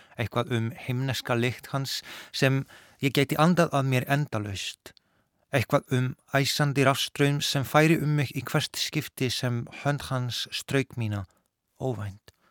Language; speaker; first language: Icelandic; non-native, fluent; Polish